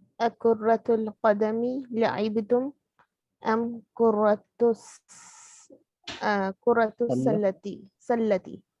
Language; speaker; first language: Arabic; non-native, learner; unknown